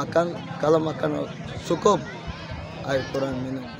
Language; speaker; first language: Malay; non-native, learner; Rohingya